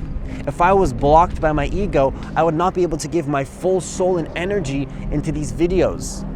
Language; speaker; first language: English; native; English